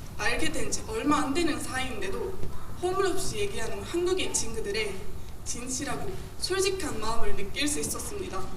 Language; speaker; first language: Korean; non-native, fluent; Japanese